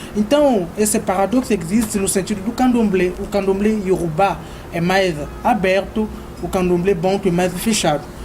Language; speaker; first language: Portuguese; non-native, fluent; Kongo